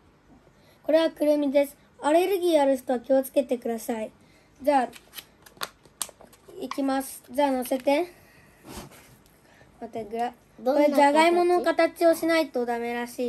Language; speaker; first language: Japanese; early bilingual, other home language; Russian